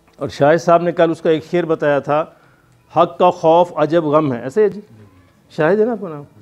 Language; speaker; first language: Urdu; non-native, local second language; Punjabi